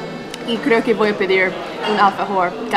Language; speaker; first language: Spanish; non-native, fluent; English